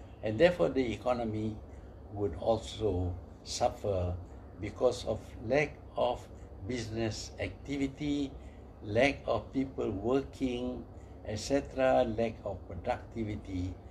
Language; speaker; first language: English; non-native, local second language; Malay